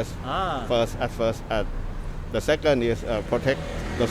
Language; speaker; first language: English; non-native, learner; Thai